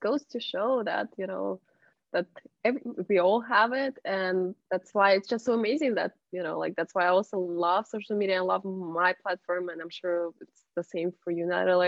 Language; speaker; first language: English; non-native, fluent; Russian